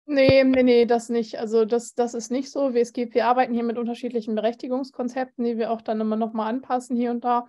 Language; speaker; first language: German; native; German